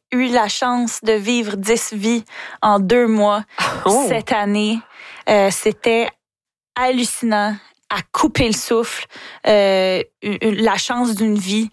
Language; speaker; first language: French; native; French